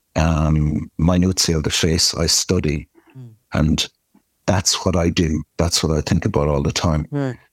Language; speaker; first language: English; native; English